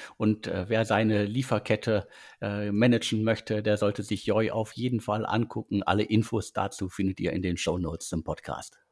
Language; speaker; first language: German; native; German